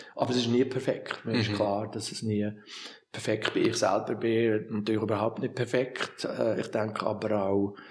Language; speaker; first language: German; native; German